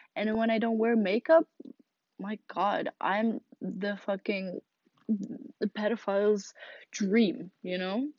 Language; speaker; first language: English; non-native, fluent; Russian